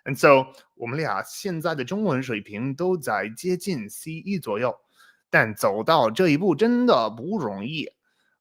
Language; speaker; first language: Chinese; non-native, fluent; English